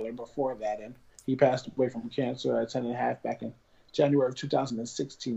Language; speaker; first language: English; native; English